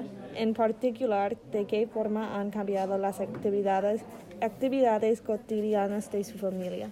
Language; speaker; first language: Spanish; non-native, learner; English